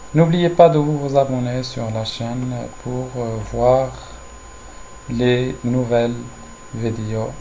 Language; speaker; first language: French; non-native, local second language; Arabic